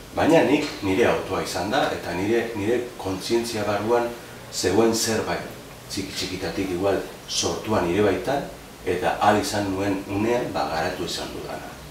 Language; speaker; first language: Basque; non-native, local second language; Spanish